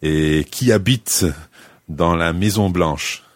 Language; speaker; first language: French; non-native, fluent; English